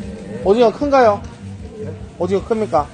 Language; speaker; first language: Korean; native; Korean